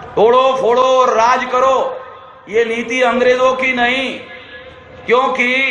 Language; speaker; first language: Hindi; non-native, local second language; Marathi